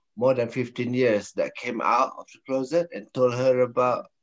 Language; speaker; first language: English; non-native, local second language; Malay